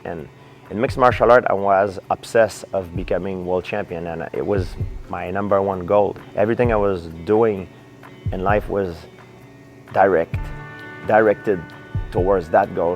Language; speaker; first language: English; non-native, fluent; French